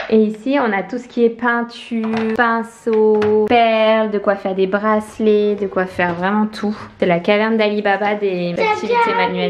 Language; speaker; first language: French; native; French